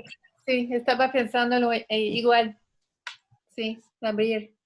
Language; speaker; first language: Spanish; non-native, fluent; French